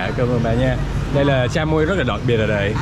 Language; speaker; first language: Vietnamese; early bilingual, heritage; Vietnamese